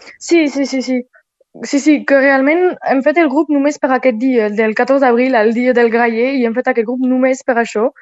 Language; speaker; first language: Catalan; non-native, local second language; French